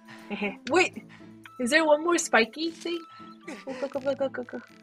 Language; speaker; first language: English; non-native, fluent; Korean